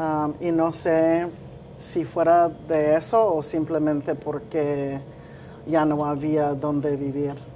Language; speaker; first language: Spanish; early bilingual, heritage; Spanish